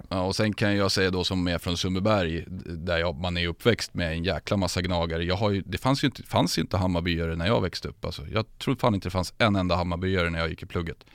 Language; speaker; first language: Swedish; native; Swedish